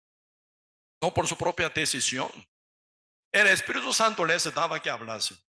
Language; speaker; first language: Spanish; non-native, learner; Korean